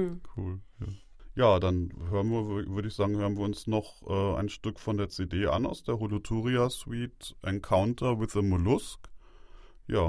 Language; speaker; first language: German; native; German